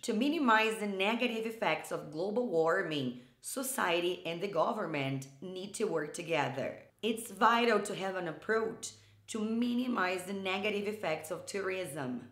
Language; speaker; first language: English; non-native, fluent; Portuguese